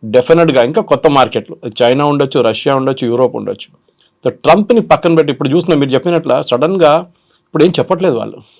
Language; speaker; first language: Telugu; non-native, local second language; Malayalam